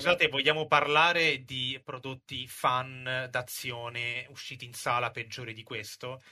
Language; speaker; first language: Italian; native; Italian